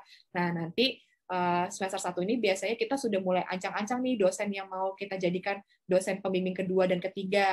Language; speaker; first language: Indonesian; native; Indonesian